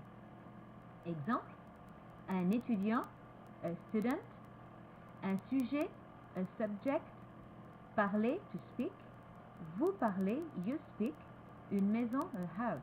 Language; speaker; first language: French; native; French